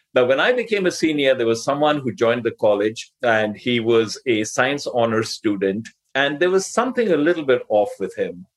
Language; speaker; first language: English; non-native, local second language; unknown